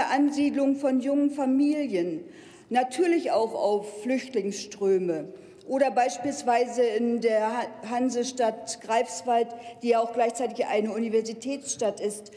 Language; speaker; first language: German; native; German